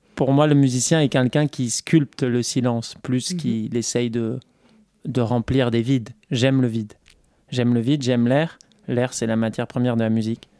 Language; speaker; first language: French; native; French